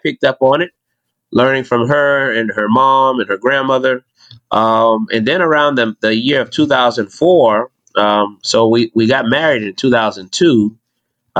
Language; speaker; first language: English; native; English